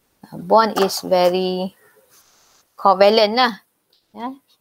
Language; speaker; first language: English; non-native, local second language; Malay